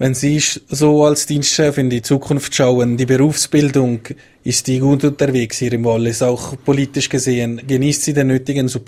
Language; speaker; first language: German; native; German